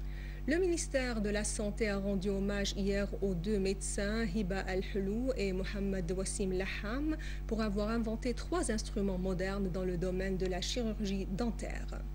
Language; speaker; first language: French; non-native, fluent; Arabic